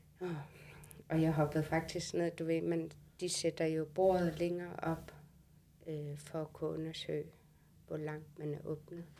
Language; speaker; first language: Danish; non-native, local second language; Kalaallisut